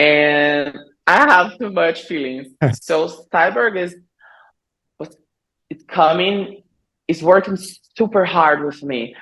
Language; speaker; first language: English; non-native, learner; Portuguese